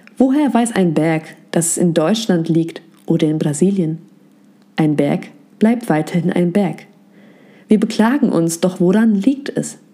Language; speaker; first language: German; native; German